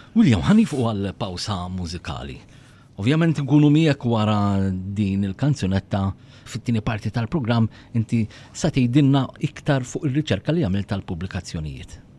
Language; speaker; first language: Maltese; native; Maltese